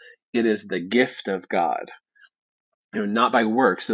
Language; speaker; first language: English; native; English